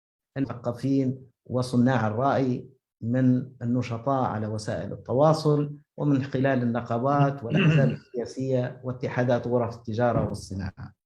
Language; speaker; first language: Arabic; native; Arabic